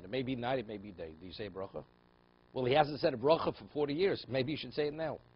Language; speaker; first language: English; native; English